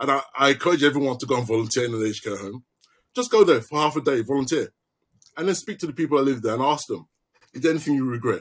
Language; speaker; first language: English; native; English